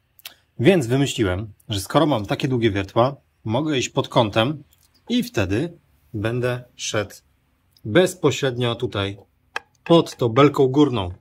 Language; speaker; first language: Polish; native; Polish